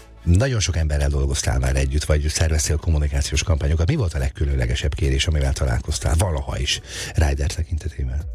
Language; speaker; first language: Hungarian; native; Hungarian